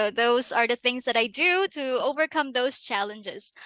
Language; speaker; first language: English; non-native, fluent; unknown